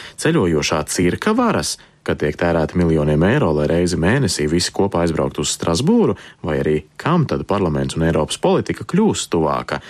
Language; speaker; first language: Latvian; early bilingual, heritage; Latvian